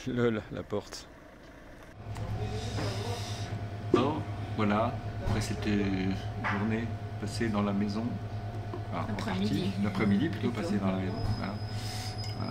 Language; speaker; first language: French; native; French